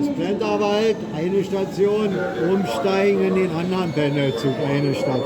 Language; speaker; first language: German; native; German